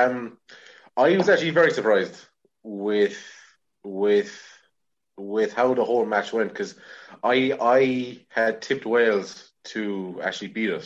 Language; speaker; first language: English; native; English